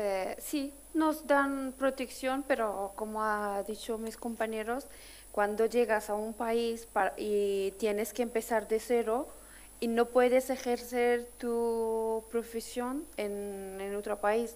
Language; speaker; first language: Spanish; non-native, fluent; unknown